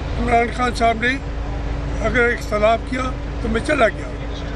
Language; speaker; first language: Urdu; native; Urdu